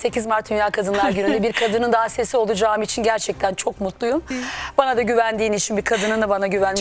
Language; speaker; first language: Turkish; native; Turkish